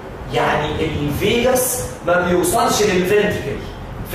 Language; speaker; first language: Arabic; native; Arabic